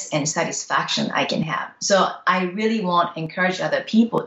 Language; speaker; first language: English; non-native, fluent; Japanese